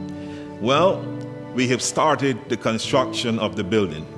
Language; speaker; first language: English; native; English